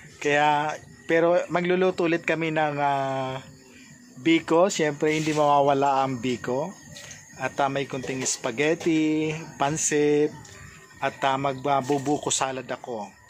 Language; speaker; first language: Filipino; native; Filipino